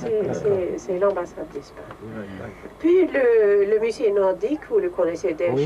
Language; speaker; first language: French; non-native, fluent; Swedish